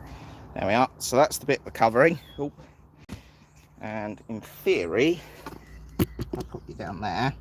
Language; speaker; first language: English; native; English